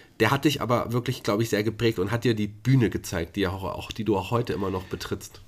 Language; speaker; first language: German; native; German